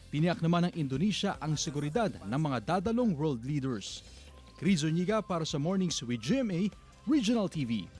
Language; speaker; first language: Filipino; native; Filipino